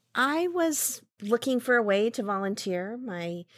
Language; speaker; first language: English; native; English